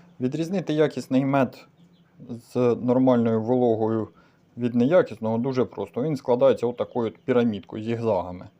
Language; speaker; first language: Ukrainian; native; Ukrainian